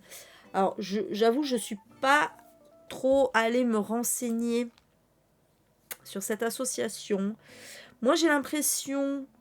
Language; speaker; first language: French; native; French